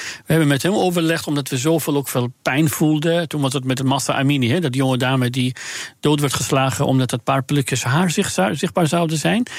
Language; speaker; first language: Dutch; non-native, fluent; Persian